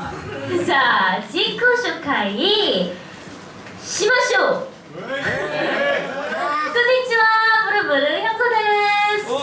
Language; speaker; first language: Japanese; non-native, learner; Korean